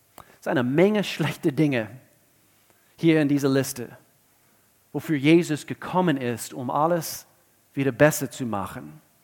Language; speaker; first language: German; non-native, fluent; English